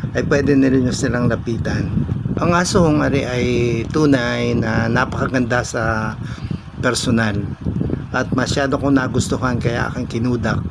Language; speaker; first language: Filipino; native; Filipino